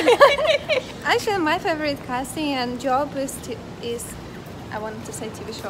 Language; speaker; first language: English; non-native, fluent; Russian